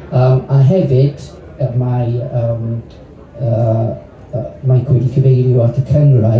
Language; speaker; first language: Welsh; non-native, local second language; English